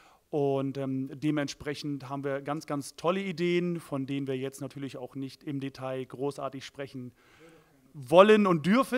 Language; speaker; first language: German; native; German